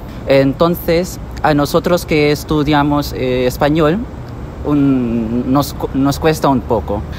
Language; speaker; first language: Spanish; non-native, fluent; Filipino